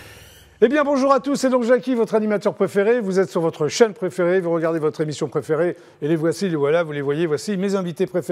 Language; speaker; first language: French; native; French